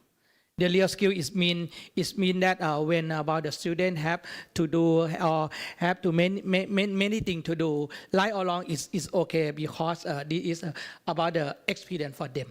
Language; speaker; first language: English; non-native, learner; Thai